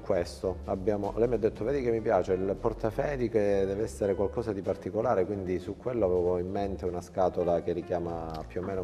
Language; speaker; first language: Italian; native; Italian